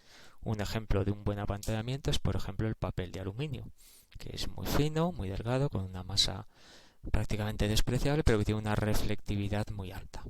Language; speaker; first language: Spanish; native; Spanish